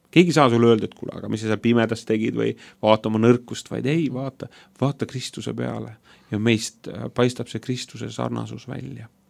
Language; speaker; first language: Estonian; native; Estonian